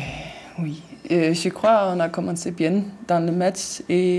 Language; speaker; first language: French; non-native, learner; Danish